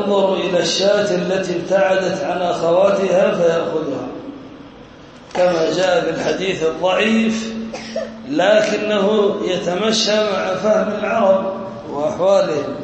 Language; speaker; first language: Arabic; native; Arabic